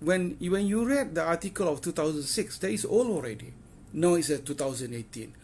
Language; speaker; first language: English; non-native, local second language; Malay